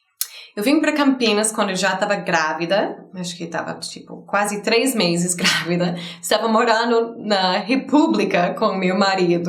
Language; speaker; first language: Portuguese; non-native, fluent; English